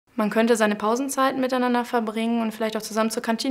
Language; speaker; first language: German; native; German